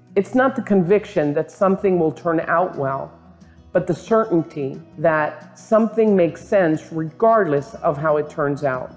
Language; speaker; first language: English; early bilingual, other home language; Spanish